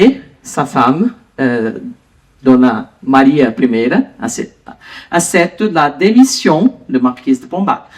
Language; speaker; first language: French; non-native, learner; Portuguese